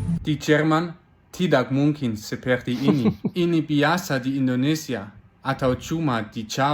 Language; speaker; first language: Indonesian; non-native, fluent; German